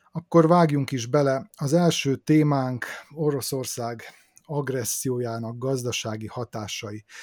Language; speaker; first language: Hungarian; native; Hungarian